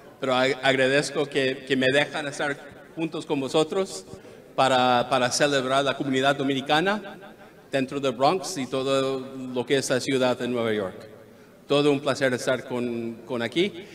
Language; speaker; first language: Spanish; early bilingual, heritage; English